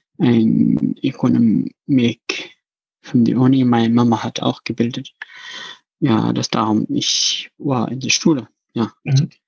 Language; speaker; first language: German; non-native, learner; Arabic